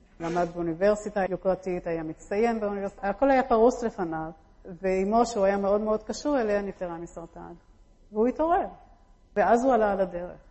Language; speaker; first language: Hebrew; early bilingual, other home language; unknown